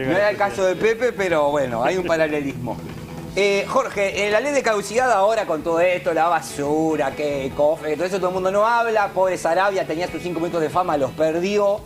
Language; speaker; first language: Spanish; native; Spanish